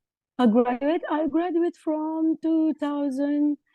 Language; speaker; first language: English; non-native, learner; Arabic